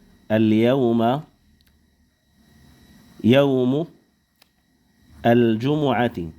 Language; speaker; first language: Arabic; non-native, fluent; Indonesian